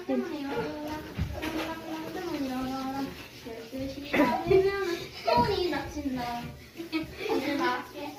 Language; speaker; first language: Korean; early bilingual, other home language; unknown